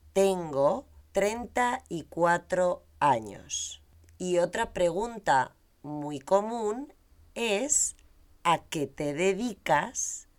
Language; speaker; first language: Spanish; native; Spanish